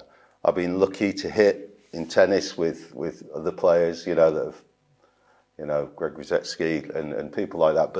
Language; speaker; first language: English; native; English